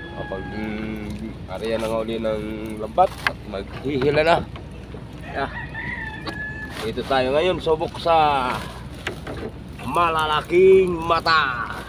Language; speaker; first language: Filipino; non-native, local second language; Bikol